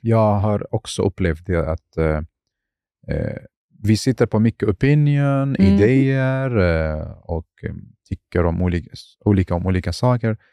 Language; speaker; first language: Swedish; non-native, fluent; Arabic